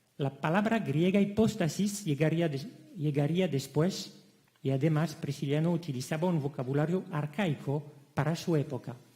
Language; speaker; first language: Spanish; non-native, fluent; French